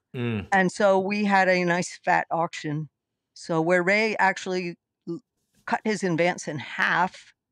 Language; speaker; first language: English; native; English